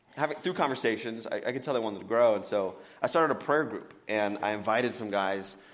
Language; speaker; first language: English; native; English